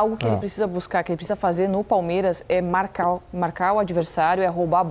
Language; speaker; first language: Portuguese; native; Portuguese